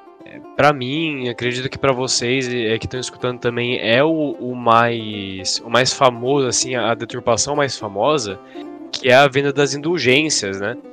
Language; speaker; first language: Portuguese; native; Portuguese